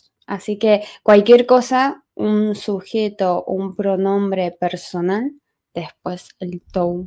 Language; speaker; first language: Spanish; non-native, fluent; Chinese